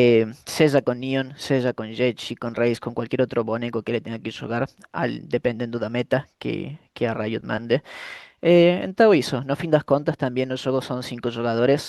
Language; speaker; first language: Portuguese; non-native, fluent; Spanish